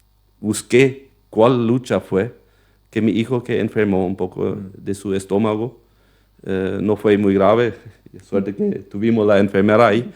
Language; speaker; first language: Spanish; non-native, local second language; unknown